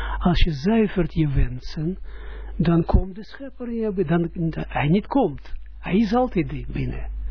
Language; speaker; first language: Dutch; non-native, fluent; Russian